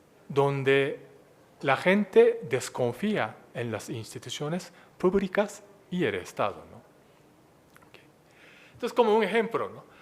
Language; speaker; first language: Spanish; non-native, fluent; Japanese